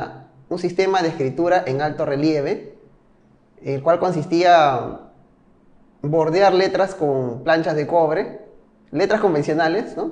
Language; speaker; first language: Spanish; native; Spanish